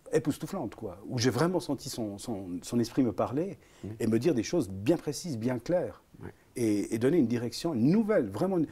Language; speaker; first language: French; early bilingual, other home language; Italian